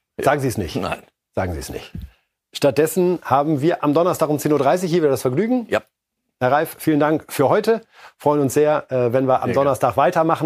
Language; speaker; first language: German; native; German